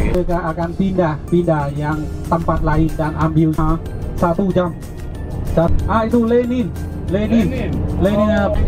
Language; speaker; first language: Indonesian; non-native, learner; Vietnamese